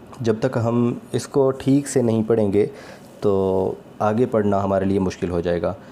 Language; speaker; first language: Urdu; non-native, local second language; Sindhi